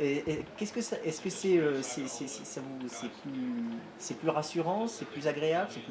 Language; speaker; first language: French; native; French